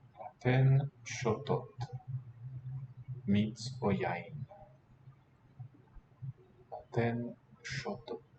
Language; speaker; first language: Hebrew; non-native, learner; English